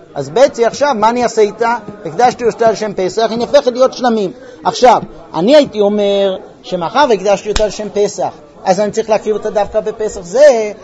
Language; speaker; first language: Hebrew; early bilingual, heritage; Hebrew